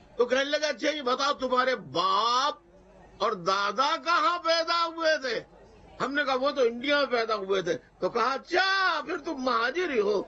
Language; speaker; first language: Urdu; native; Urdu